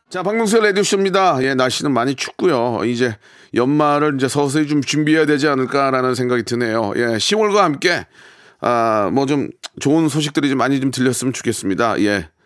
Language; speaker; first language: Korean; native; Korean